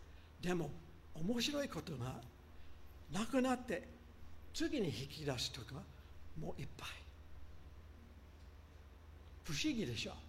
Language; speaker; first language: Japanese; non-native, fluent; English